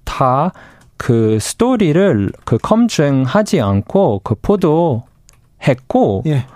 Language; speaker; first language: Korean; non-native, fluent; English